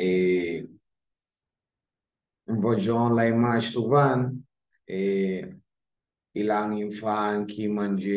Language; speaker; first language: French; non-native, learner; Spanish